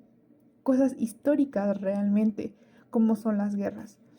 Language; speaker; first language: Spanish; native; Spanish